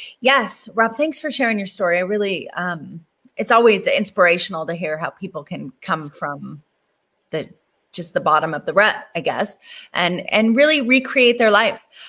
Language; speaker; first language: English; native; English